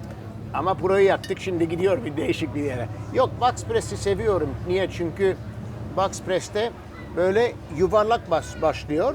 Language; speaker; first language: Turkish; early bilingual, heritage; Turkish